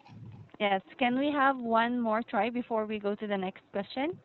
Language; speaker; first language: English; non-native, fluent; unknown